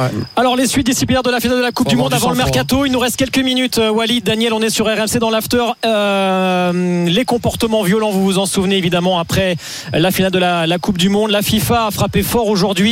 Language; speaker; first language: French; native; French